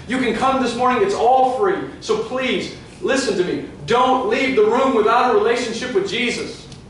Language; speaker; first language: English; native; English